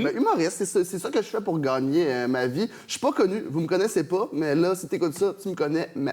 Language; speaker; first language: French; native; French